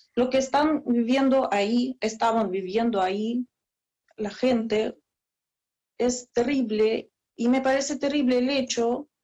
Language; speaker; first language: Spanish; non-native, fluent; Russian